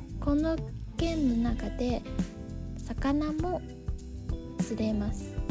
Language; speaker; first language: Japanese; non-native, learner; Chinese